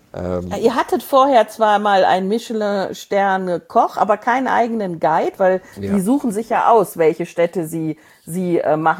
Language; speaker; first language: German; native; German